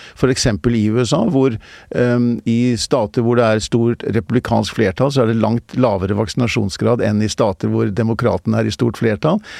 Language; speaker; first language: Norwegian; native; Norwegian